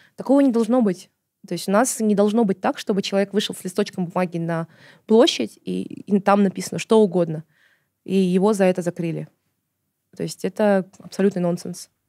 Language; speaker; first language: Russian; non-native, local second language; Kazakh